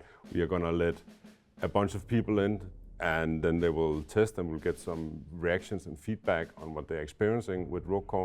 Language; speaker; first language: English; non-native, fluent; Danish